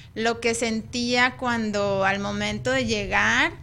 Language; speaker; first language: Spanish; native; Spanish